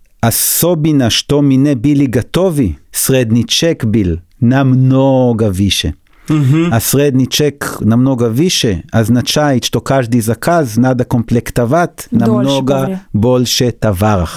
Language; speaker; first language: Russian; non-native, learner; Hebrew